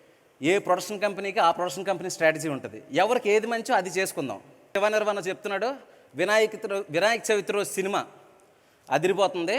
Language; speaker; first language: Telugu; native; Telugu